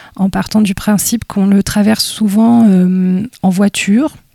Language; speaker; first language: French; native; French